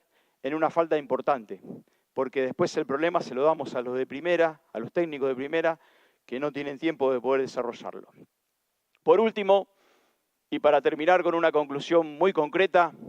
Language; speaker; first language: Spanish; native; Spanish